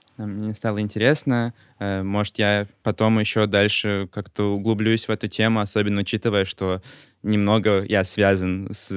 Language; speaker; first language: Russian; early bilingual, other home language; Azerbaijani